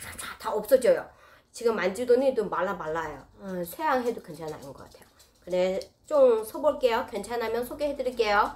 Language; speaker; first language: Korean; non-native, fluent; Chinese